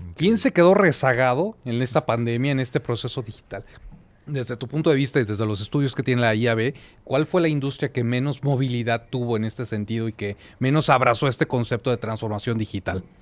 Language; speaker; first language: Spanish; native; Spanish